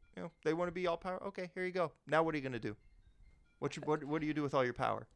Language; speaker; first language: English; native; English